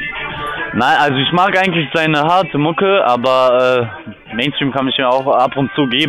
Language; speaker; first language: German; native; German